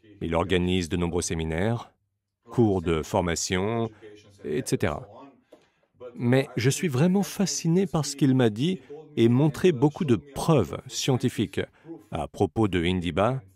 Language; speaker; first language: French; non-native, fluent; Slovenian